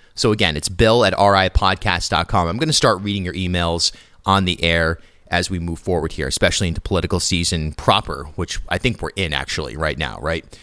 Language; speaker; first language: English; native; English